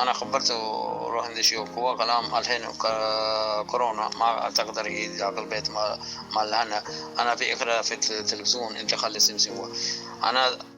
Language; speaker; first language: Arabic; non-native, learner; Urdu